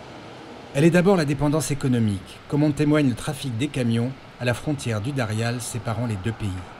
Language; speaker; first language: French; native; French